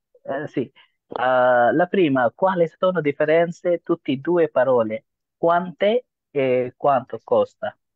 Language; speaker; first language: Italian; non-native, learner; Bangla